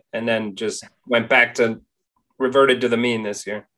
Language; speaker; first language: English; native; English